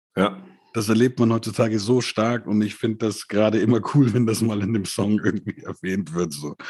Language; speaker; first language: German; native; German